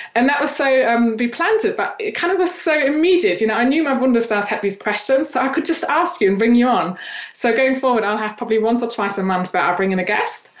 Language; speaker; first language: English; non-native, fluent; German